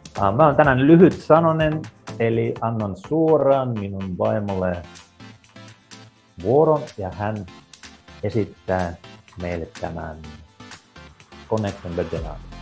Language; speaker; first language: Finnish; non-native, learner; Russian